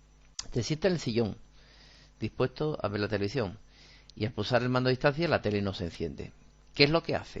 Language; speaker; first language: Spanish; native; Spanish